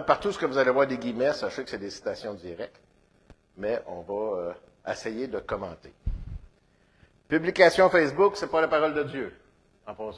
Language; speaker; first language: French; native; French